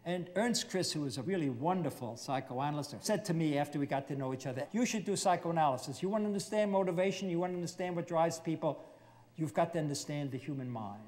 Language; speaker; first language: English; early bilingual, other home language; German